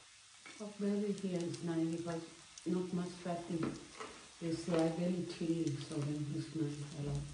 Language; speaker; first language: English; non-native, learner; Thai